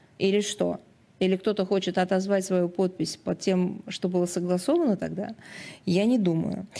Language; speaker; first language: Russian; native; Russian